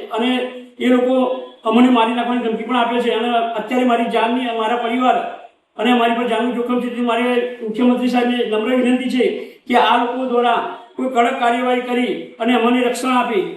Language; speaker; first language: Gujarati; native; Gujarati